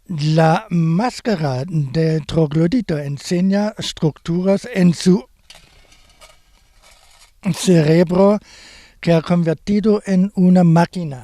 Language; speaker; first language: Spanish; non-native, fluent; German